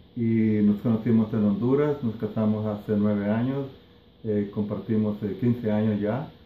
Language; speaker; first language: Spanish; native; Spanish